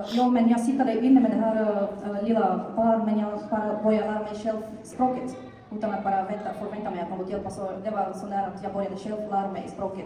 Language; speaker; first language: Swedish; non-native, fluent; Bulgarian